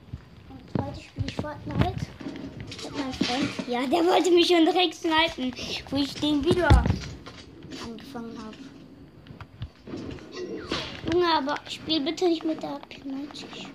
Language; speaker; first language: German; native; German